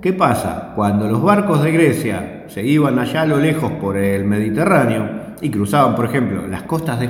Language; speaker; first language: Spanish; native; Spanish